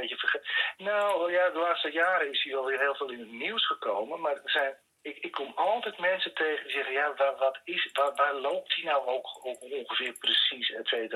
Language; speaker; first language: Dutch; native; Dutch